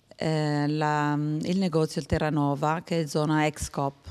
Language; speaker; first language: Italian; non-native, fluent; Albanian